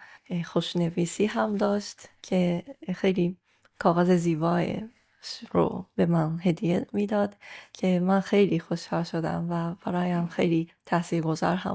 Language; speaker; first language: Persian; non-native, fluent; Japanese